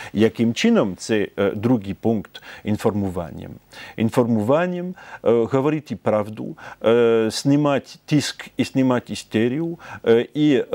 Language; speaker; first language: Ukrainian; non-native, fluent; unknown